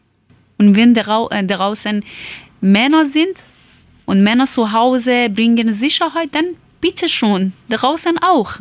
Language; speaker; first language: German; non-native, learner; Persian